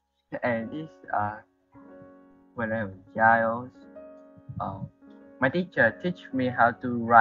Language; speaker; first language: English; non-native, learner; Vietnamese